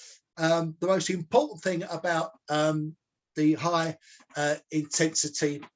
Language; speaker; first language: English; native; English